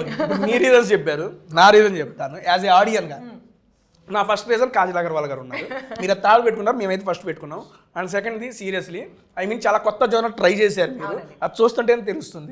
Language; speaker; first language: Telugu; native; Telugu